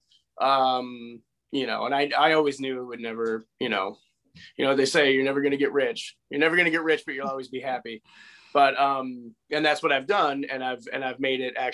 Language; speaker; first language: English; native; English